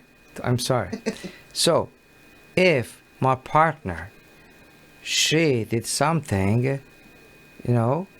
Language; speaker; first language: English; non-native, learner; Persian